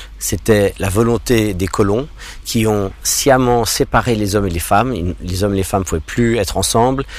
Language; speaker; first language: French; non-native, local second language; English